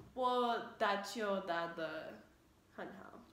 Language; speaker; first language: Chinese; non-native, learner; English